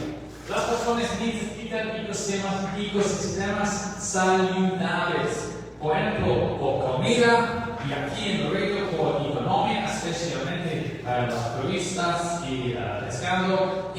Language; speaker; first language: Spanish; non-native, learner; English